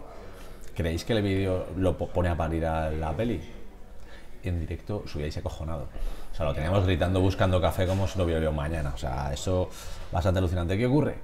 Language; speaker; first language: Spanish; native; Spanish